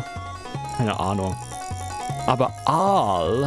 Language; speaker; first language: German; non-native, fluent; English